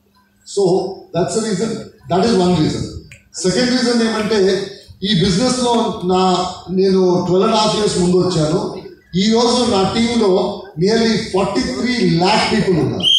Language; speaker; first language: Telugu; non-native, fluent; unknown